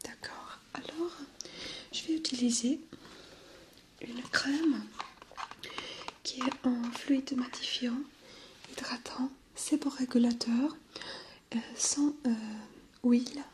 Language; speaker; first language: French; non-native, fluent; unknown